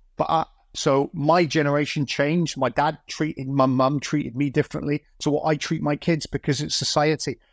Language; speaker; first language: English; native; English